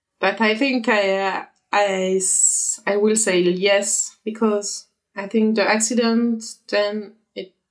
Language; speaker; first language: English; non-native, fluent; French